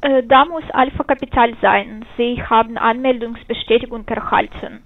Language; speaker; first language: German; non-native, fluent; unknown